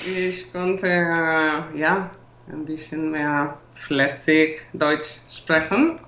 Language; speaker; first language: German; non-native, learner; Spanish